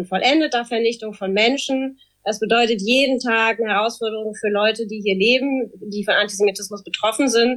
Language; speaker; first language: German; native; German